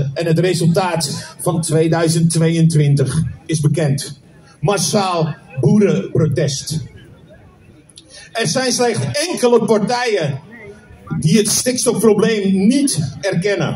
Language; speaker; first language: Dutch; native; Dutch